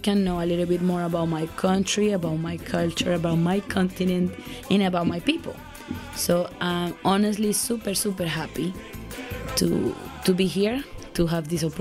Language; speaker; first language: English; non-native, fluent; Spanish